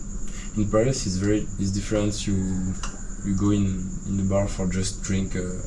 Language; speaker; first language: English; non-native, learner; French